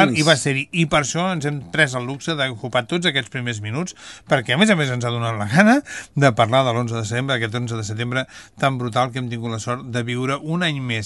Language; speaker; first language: Catalan; native; Catalan